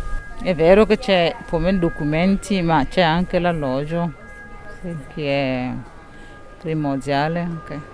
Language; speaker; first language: Italian; non-native, fluent; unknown